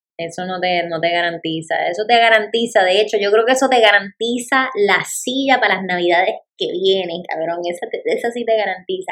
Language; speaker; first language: Spanish; native; Spanish